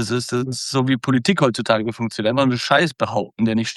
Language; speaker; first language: German; native; German